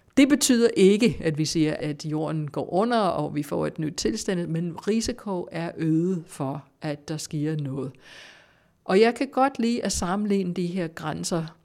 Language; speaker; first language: Danish; non-native, fluent; English